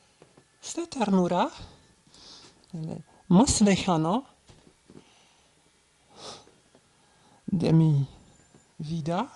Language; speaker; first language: Spanish; non-native, learner; German